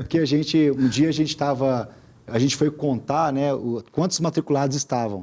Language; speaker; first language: Portuguese; native; Portuguese